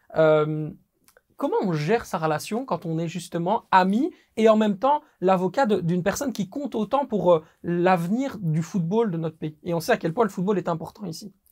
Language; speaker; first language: French; native; French